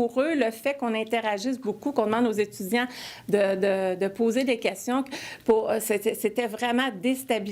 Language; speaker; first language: French; native; French